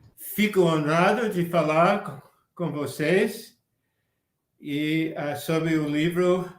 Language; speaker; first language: Portuguese; non-native, fluent; English